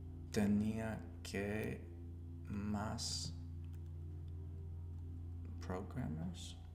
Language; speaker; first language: Spanish; non-native, learner; English